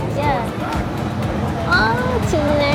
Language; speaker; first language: Korean; non-native, fluent; Dutch